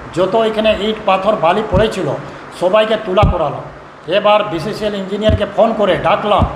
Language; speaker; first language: Bangla; native; Bangla